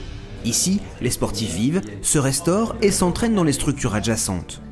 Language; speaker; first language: French; native; French